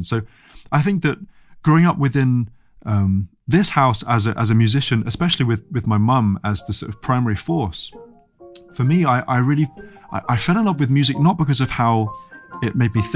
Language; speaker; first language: English; native; English